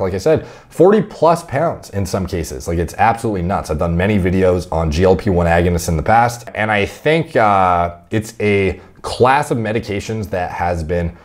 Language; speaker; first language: English; native; English